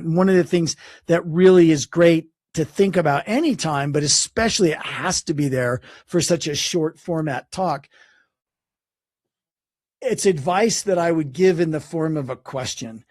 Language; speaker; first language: English; native; English